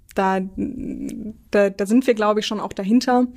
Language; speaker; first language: German; native; German